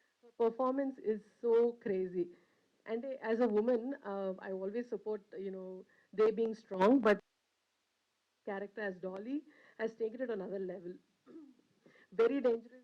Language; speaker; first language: English; non-native, local second language; Telugu